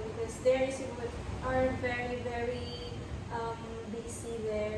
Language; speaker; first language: English; non-native, local second language; Filipino